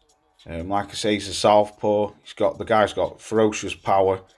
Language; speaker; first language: English; native; English